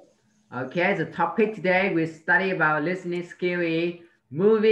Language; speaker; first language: English; non-native, learner; Vietnamese